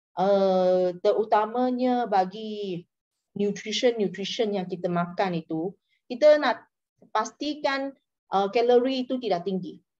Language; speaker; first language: Malay; non-native, local second language; Chinese